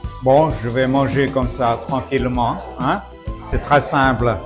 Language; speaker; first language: French; non-native, fluent; Vietnamese